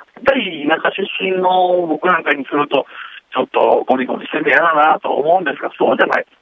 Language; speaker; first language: Japanese; native; Japanese